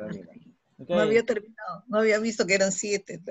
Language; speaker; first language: Spanish; native; Spanish